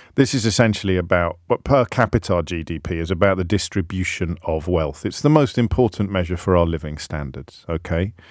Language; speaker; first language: English; native; English